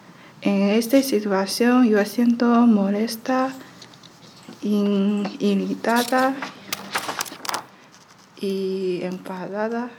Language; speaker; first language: Spanish; non-native, learner; Chinese